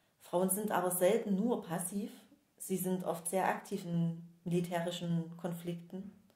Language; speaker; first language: German; native; German